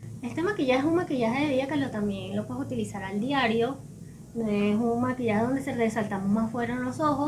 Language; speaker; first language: Spanish; native; Spanish